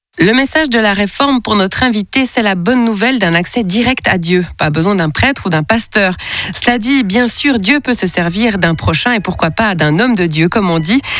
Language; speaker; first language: French; native; French